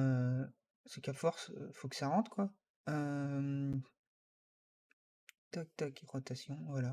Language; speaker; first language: French; native; French